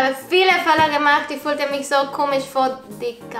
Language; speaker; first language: German; non-native, learner; Spanish